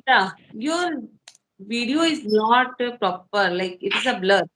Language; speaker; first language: English; non-native, fluent; Hindi